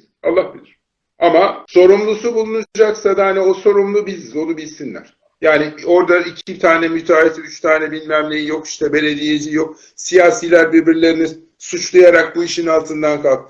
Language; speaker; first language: Turkish; native; Turkish